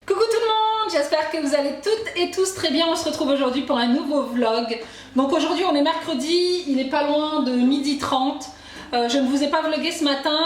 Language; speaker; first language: French; native; French